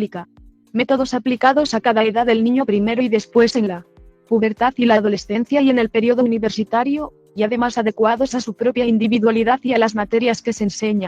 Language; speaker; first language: Spanish; native; Spanish